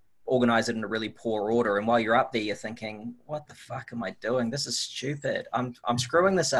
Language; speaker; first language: English; native; English